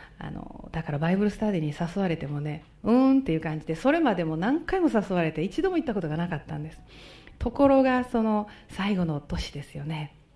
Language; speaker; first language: Japanese; native; Japanese